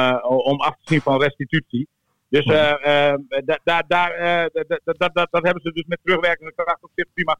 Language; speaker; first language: Dutch; native; Dutch